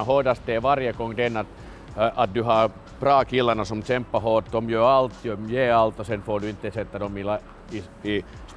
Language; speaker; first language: Swedish; non-native, fluent; Finnish